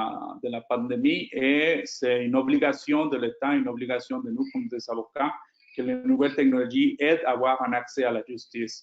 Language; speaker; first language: French; non-native, fluent; Spanish